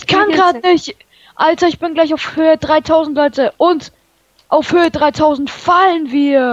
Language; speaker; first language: German; native; German